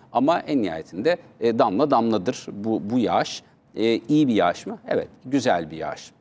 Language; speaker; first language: Turkish; native; Turkish